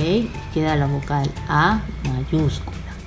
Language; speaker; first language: Spanish; native; Spanish